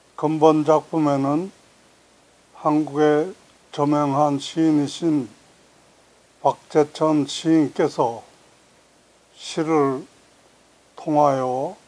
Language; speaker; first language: Korean; native; Korean